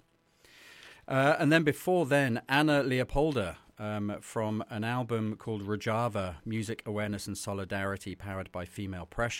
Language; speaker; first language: English; native; English